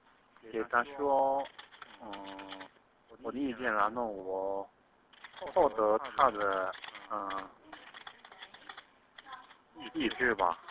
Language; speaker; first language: Chinese; non-native, fluent; Korean